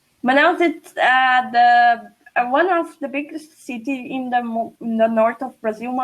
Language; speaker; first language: English; non-native, fluent; Portuguese